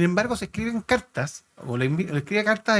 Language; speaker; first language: Spanish; native; Spanish